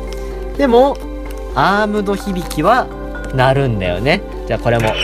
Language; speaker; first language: Japanese; native; Japanese